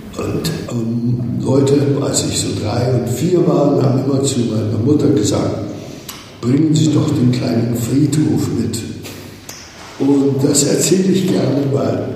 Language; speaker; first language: German; native; German